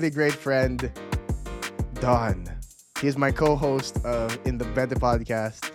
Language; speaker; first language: English; non-native, local second language; Filipino